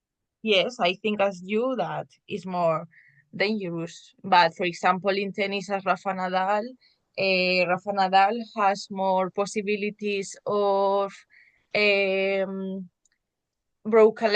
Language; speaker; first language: English; non-native, learner; Spanish